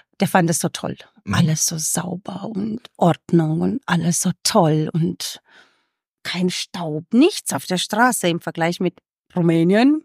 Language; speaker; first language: German; non-native, fluent; Romanian